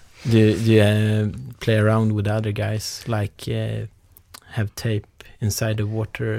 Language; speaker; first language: English; non-native, fluent; Swedish